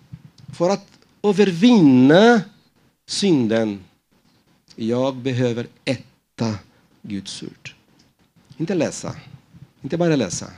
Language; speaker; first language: Swedish; non-native, fluent; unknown